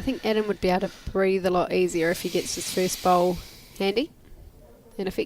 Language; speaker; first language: English; native; English